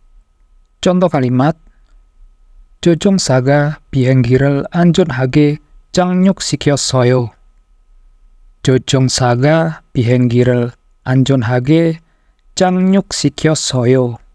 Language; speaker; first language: Korean; non-native, fluent; Indonesian